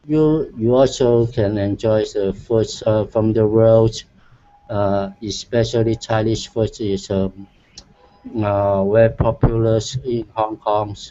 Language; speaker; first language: English; non-native, learner; Cantonese